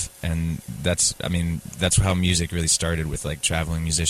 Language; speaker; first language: English; native; English